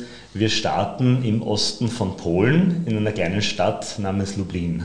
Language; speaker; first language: German; native; German